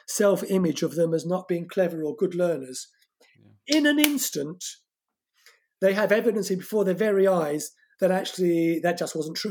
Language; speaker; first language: English; non-native, fluent; French